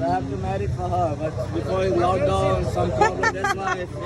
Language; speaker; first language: English; non-native, learner; Hindi